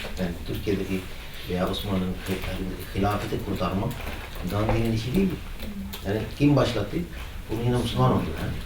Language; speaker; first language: Turkish; non-native, fluent; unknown